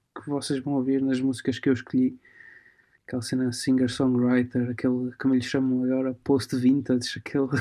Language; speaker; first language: Portuguese; early bilingual, other home language; Romanian